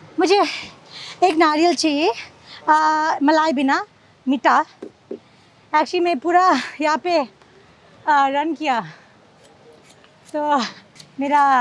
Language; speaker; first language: Hindi; non-native, local second language; English